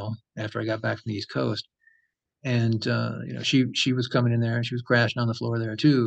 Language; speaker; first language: English; native; English